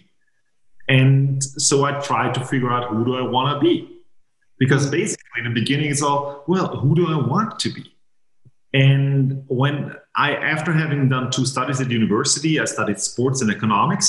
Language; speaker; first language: English; non-native, fluent; German